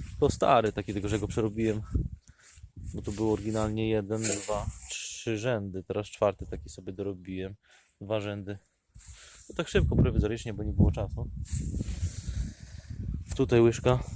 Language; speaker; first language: Polish; native; Polish